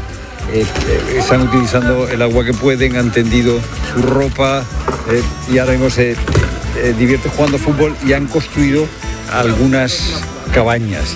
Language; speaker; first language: Spanish; native; Spanish